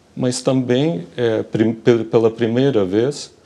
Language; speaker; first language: Portuguese; non-native, fluent; Ukrainian